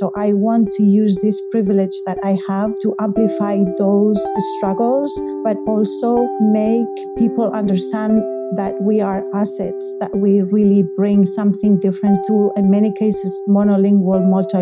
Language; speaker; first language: English; non-native, fluent; Spanish